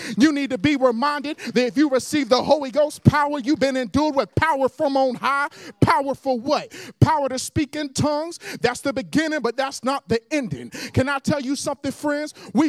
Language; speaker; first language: English; native; English